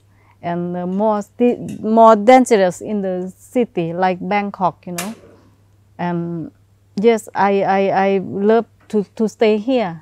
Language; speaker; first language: English; non-native, learner; Thai